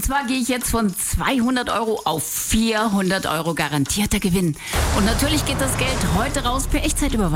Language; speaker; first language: German; native; German